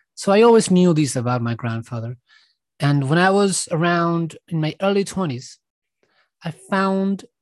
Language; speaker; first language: English; non-native, fluent; Spanish